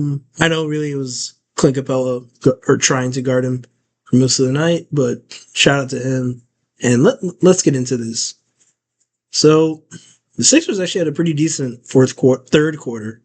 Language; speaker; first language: English; native; English